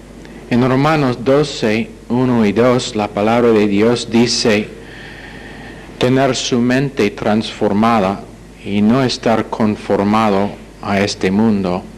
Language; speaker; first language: Spanish; non-native, fluent; English